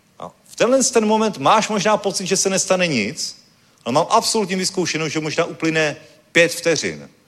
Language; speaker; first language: Czech; native; Czech